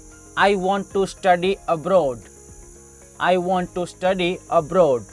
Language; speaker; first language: English; non-native, fluent; Hindi